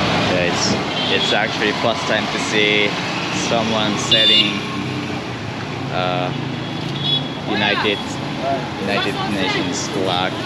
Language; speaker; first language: English; non-native, fluent; Japanese